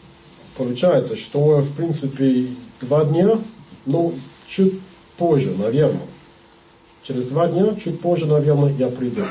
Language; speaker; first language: Russian; non-native, learner; English